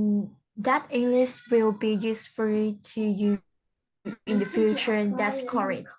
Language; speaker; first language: English; non-native, learner; Vietnamese